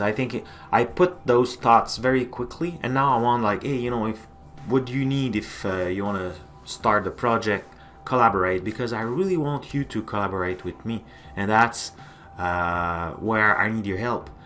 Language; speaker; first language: English; non-native, fluent; French